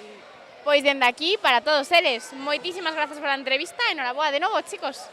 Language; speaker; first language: Galician; native; Galician